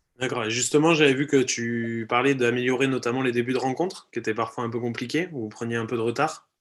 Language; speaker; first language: French; native; French